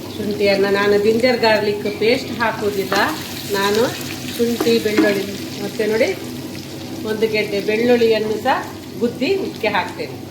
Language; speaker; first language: Kannada; non-native, local second language; Tulu